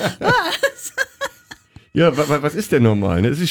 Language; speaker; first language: German; native; German